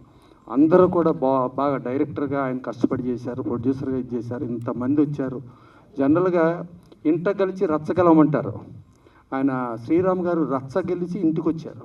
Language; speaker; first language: Telugu; native; Telugu